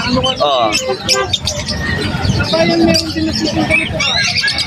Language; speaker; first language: Filipino; native; Filipino